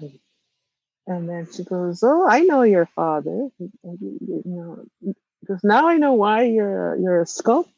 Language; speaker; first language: English; non-native, fluent; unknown